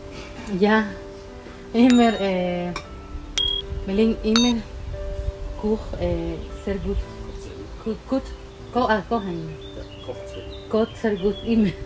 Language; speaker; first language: German; non-native, learner; Spanish